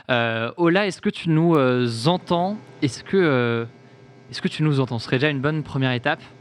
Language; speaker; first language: French; native; French